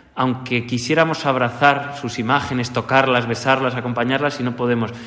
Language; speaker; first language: Spanish; native; Spanish